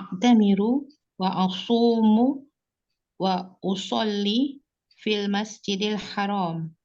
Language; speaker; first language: Arabic; non-native, learner; Indonesian